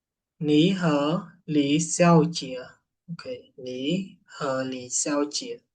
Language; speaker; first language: Chinese; non-native, fluent; Khmer